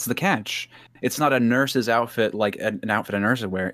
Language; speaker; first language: English; native; English